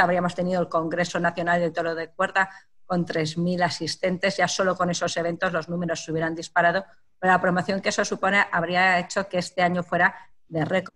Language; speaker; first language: Spanish; native; Spanish